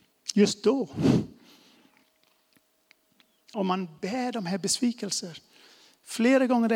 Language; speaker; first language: Swedish; non-native, fluent; English